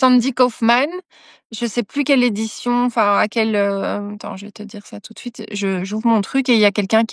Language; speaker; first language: French; native; French